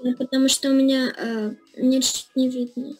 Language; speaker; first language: Russian; early bilingual, heritage; Russian